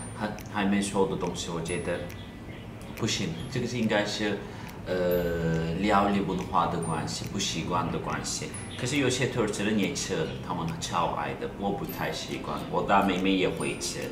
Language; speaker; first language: Chinese; non-native, fluent; Turkish